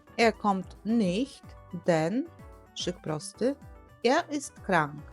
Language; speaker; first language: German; non-native, fluent; Polish